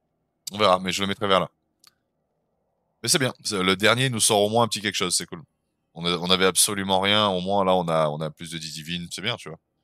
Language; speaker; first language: French; native; French